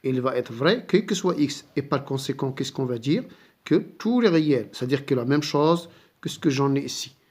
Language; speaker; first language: French; non-native, local second language; Arabic